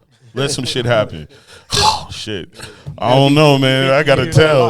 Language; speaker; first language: English; native; English